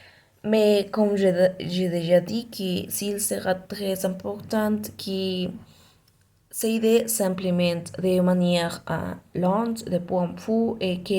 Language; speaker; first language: French; non-native, learner; Spanish